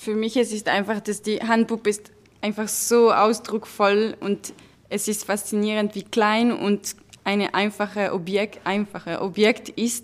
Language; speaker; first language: German; non-native, fluent; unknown